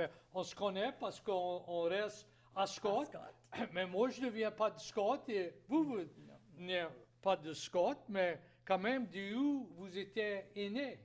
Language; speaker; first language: French; native; French